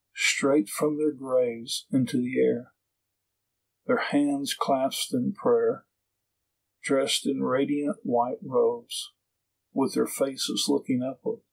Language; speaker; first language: English; native; English